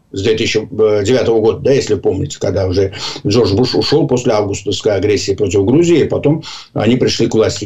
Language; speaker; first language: Russian; non-native, local second language; Azerbaijani